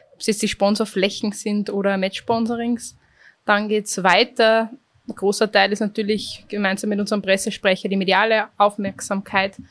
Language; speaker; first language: German; native; German